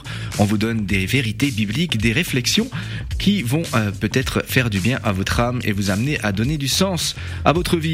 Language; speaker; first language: French; native; French